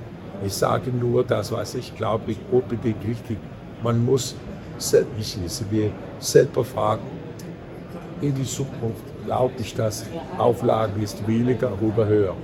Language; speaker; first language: German; non-native, learner; Danish